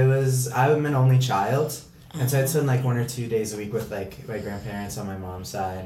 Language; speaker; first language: English; native; English